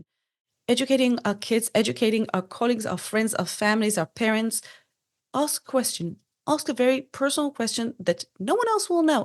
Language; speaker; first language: English; non-native, fluent; Hebrew